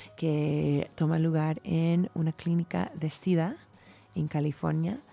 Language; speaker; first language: Spanish; non-native, fluent; English